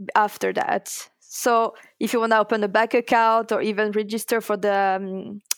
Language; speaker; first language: English; non-native, fluent; French